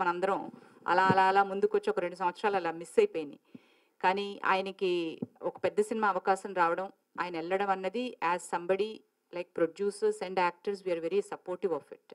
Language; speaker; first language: Telugu; native; Telugu